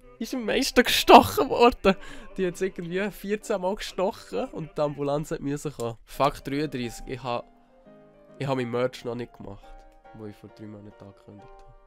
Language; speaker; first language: German; native; German